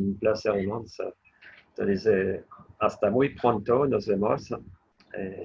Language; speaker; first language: Spanish; non-native, learner; French